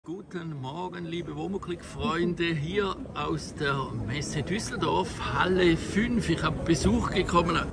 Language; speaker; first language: German; native; German